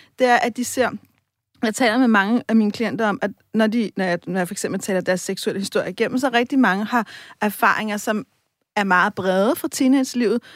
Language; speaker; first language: Danish; native; Danish